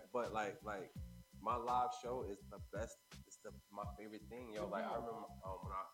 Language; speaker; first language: English; native; English